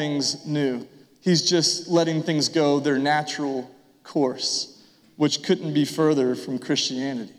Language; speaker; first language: English; native; English